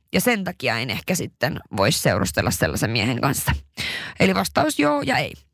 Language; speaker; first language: Finnish; early bilingual, heritage; Finnish